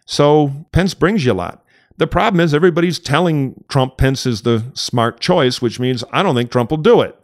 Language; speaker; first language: English; native; English